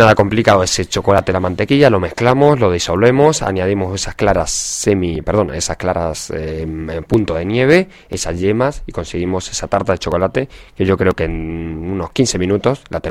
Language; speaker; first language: Spanish; native; Spanish